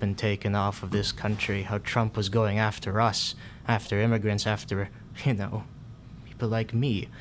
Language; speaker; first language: English; non-native, local second language; Filipino